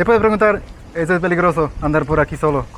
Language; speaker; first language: Spanish; non-native, learner; Slovak